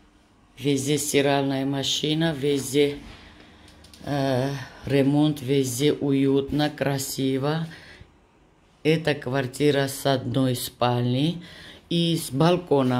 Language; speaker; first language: Russian; non-native, fluent; Georgian